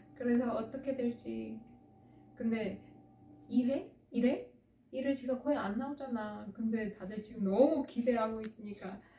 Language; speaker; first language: Korean; non-native, fluent; Russian